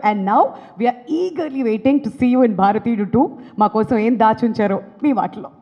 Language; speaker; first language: Telugu; native; Telugu